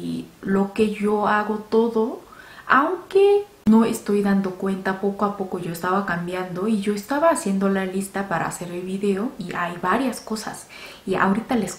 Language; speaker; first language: Spanish; non-native, fluent; Korean